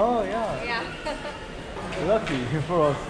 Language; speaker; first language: English; non-native, learner; Korean